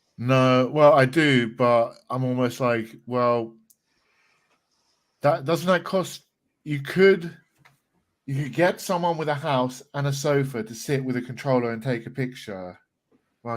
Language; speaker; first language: English; native; English